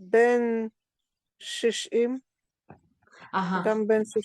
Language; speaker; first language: Hebrew; non-native, learner; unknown